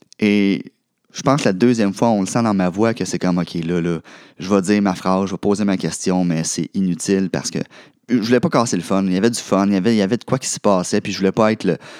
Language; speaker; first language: French; native; French